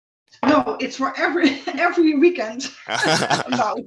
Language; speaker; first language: English; non-native, learner; Dutch